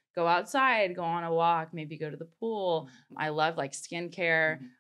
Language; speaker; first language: English; native; English